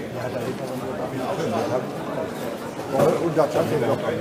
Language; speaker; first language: German; native; German